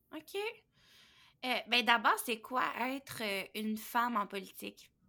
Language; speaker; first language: French; native; French